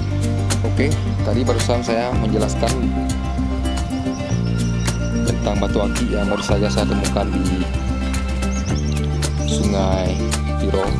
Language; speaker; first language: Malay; non-native, local second language; Achinese